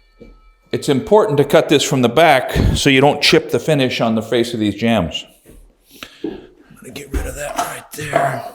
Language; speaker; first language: English; native; English